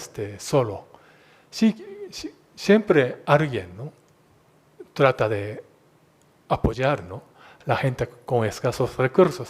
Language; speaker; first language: Spanish; non-native, fluent; Japanese